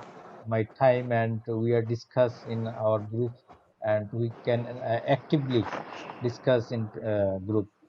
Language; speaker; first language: English; non-native, learner; Bangla